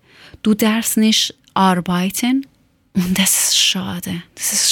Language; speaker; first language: German; non-native, learner; Persian